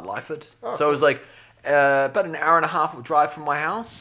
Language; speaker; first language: English; native; English